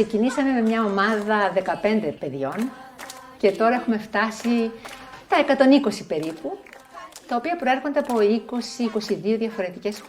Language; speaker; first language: Greek; native; Greek